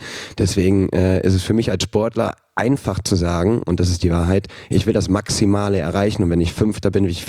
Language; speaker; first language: German; native; German